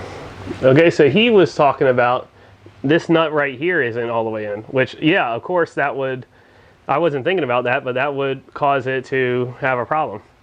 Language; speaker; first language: English; native; English